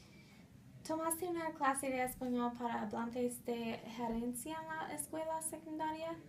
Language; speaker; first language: Spanish; non-native, fluent; English